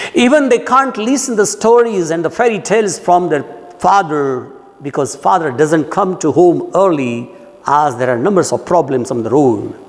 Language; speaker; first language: English; non-native, local second language; Marathi